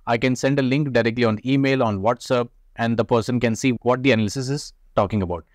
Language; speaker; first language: English; non-native, local second language; Hindi